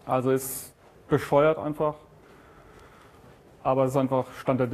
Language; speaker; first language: German; native; German